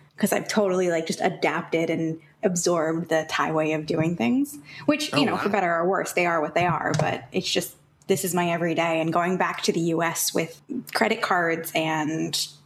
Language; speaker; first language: English; native; English